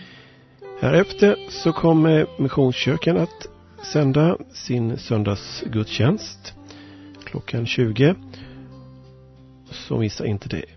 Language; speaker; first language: Swedish; native; Swedish